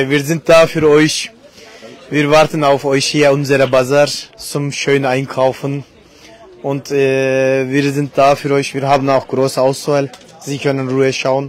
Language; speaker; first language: German; non-native, fluent; Turkish